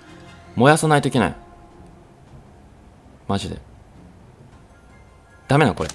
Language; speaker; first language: Japanese; native; Japanese